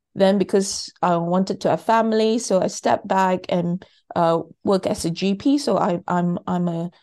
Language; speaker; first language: English; non-native, local second language; Cantonese